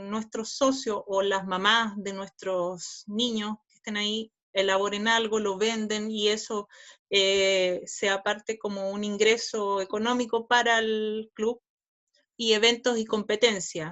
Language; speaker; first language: Spanish; native; Spanish